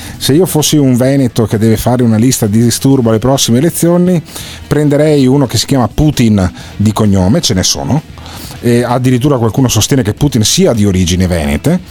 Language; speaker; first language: Italian; native; Italian